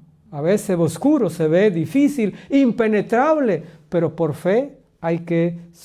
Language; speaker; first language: Spanish; native; Spanish